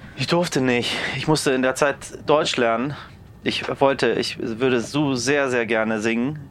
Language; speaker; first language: German; early bilingual, other home language; Persian